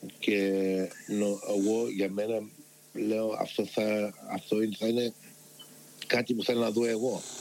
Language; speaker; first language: Greek; early bilingual, heritage; Greek